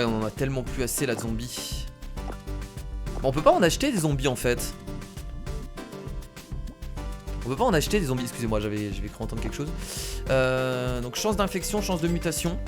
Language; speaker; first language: French; native; French